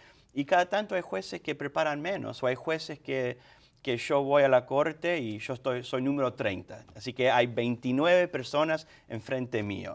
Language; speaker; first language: Spanish; early bilingual, other home language; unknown